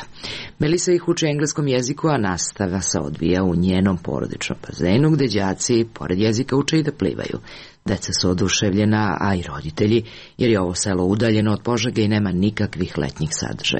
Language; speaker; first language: Serbian; native; Serbian